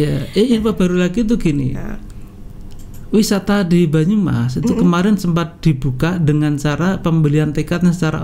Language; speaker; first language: Indonesian; native; Indonesian